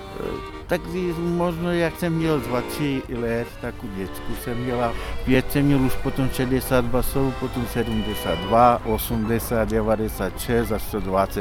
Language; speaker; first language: Czech; non-native, local second language; Slovak